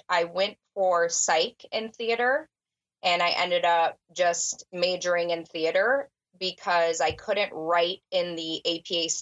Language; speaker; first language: English; native; English